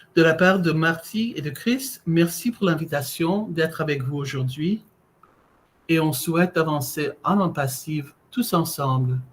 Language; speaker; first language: French; non-native, fluent; English